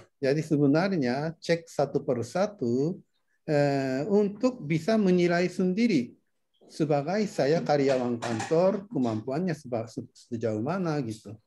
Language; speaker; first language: Indonesian; non-native, fluent; Japanese